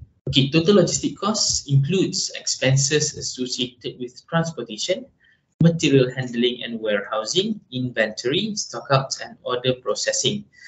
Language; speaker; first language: English; non-native, local second language; Malay